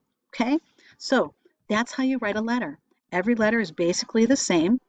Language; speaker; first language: English; native; English